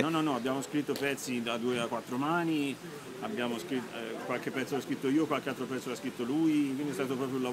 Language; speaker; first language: Italian; native; Italian